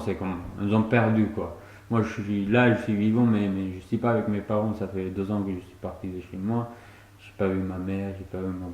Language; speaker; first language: French; non-native, fluent; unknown